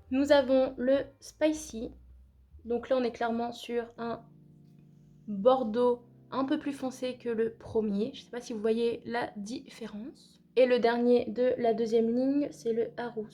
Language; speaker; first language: French; native; French